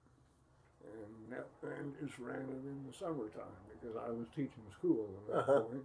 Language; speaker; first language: English; native; English